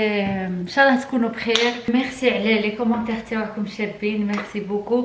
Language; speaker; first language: Arabic; native; Arabic